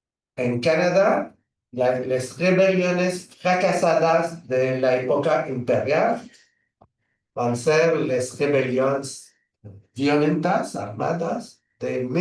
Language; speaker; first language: Spanish; non-native, fluent; French